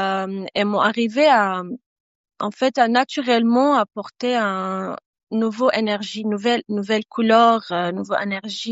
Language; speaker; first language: French; non-native, fluent; Arabic